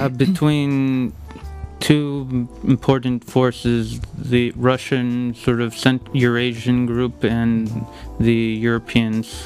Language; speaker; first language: English; native; English